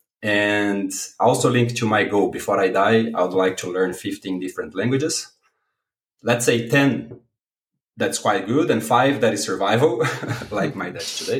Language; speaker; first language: English; non-native, fluent; Portuguese